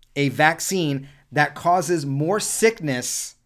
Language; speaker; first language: English; early bilingual, other home language; Spanish